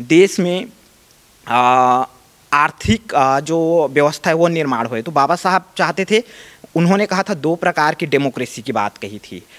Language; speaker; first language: Hindi; native; Hindi